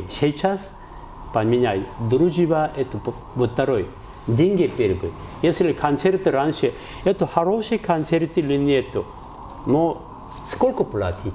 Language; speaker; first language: Russian; non-native, learner; Korean